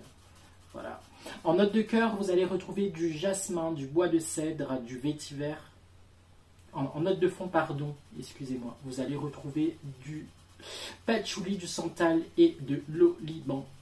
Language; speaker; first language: French; native; French